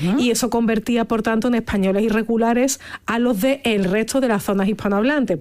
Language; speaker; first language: Spanish; native; Spanish